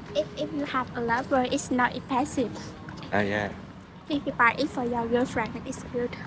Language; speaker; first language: English; non-native, learner; Vietnamese